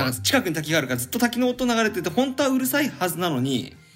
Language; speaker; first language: Japanese; native; Japanese